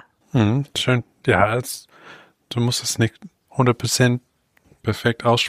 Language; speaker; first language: German; non-native, fluent; English